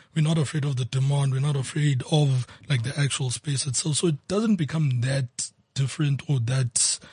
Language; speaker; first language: English; non-native, local second language; Zulu